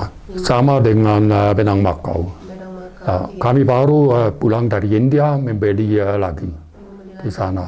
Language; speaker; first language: Indonesian; non-native, learner; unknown